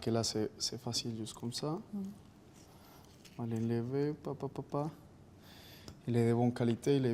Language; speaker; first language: French; non-native, fluent; Spanish